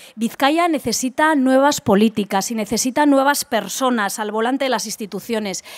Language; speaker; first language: Spanish; native; Spanish